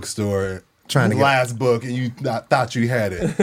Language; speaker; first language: English; native; English